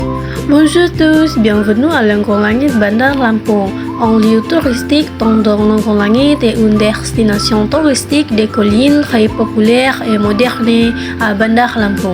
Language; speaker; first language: French; non-native, learner; Indonesian